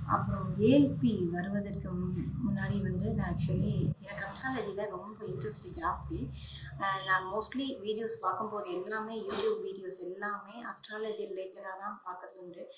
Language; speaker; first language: Tamil; non-native, local second language; Hindi